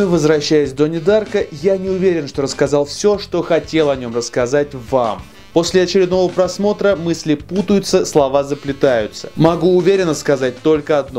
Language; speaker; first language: Russian; native; Russian